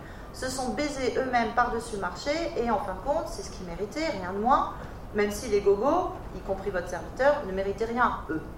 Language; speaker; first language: French; native; French